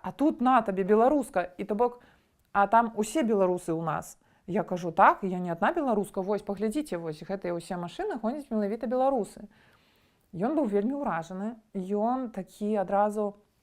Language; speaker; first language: Belarusian; native; Belarusian